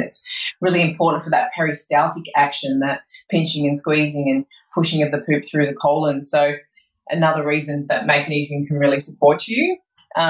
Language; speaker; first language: English; native; English